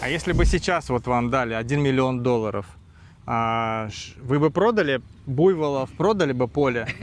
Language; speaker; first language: Russian; native; Russian